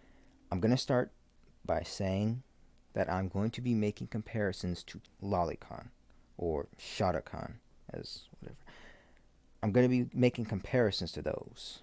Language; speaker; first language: English; native; English